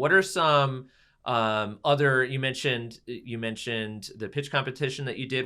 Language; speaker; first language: English; native; English